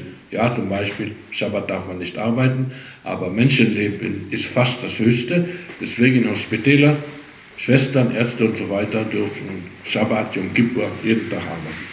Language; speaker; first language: German; early bilingual, heritage; German